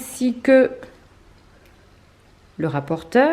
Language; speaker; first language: French; native; French